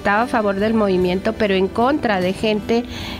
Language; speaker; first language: Spanish; native; Spanish